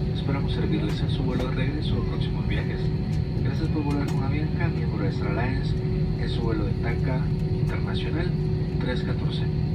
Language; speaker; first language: Spanish; native; Spanish